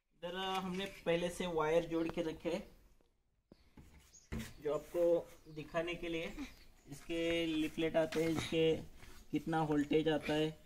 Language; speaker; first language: Hindi; non-native, local second language; Marathi